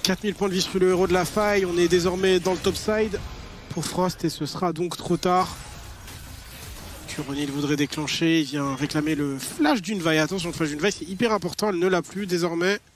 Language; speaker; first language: French; native; French